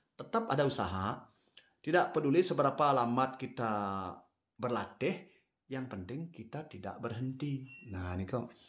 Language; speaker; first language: Indonesian; non-native, local second language; Balinese